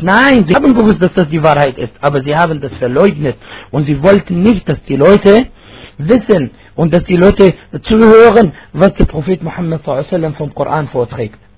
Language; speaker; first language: German; non-native, fluent; Arabic